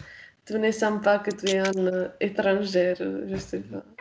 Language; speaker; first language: French; non-native, fluent; Romanian